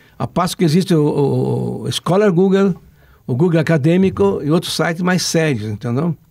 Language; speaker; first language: Portuguese; non-native, local second language; Italian